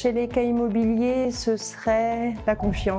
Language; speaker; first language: French; native; French